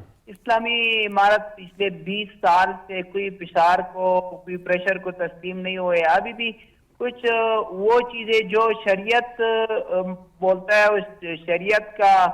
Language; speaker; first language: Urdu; non-native, learner; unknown